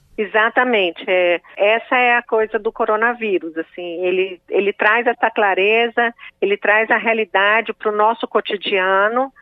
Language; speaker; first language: Portuguese; native; Portuguese